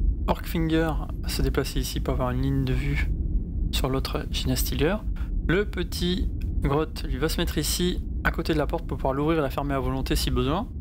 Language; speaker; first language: French; native; French